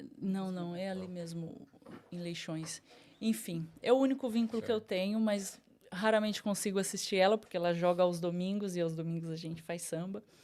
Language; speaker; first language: Portuguese; native; Portuguese